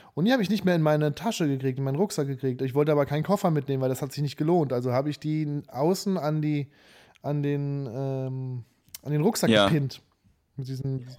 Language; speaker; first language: German; native; German